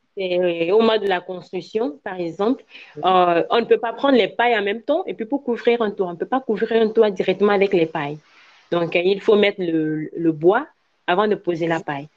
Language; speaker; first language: French; non-native, local second language; Ewe